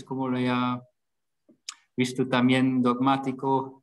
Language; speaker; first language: Spanish; non-native, fluent; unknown